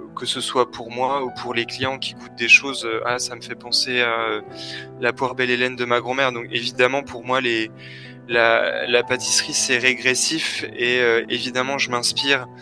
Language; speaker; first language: French; native; French